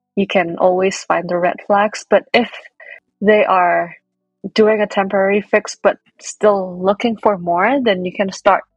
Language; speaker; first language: English; non-native, fluent; Indonesian